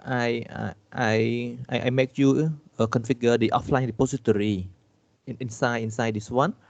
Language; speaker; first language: English; non-native, fluent; Khmer